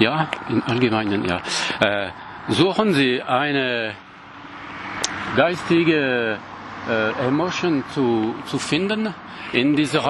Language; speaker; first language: German; non-native, learner; French